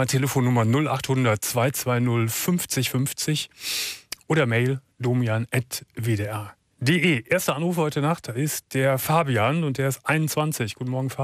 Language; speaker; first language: German; native; German